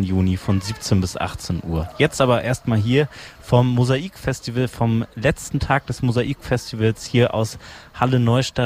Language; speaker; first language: German; native; German